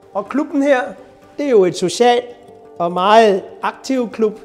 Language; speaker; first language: Danish; non-native, fluent; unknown